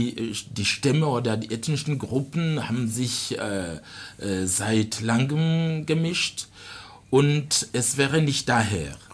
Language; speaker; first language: German; non-native, fluent; Rundi